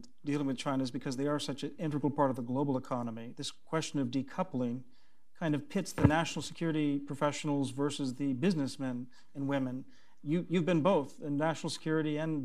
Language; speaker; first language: English; native; English